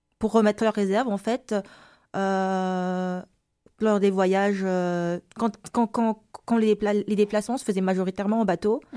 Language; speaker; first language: French; non-native, local second language; Malagasy